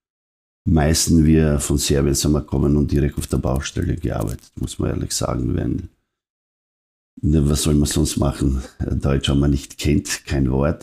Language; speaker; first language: German; non-native, fluent; Serbian